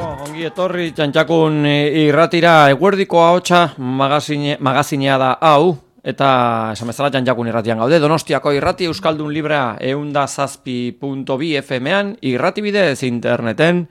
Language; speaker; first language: Basque; native; Basque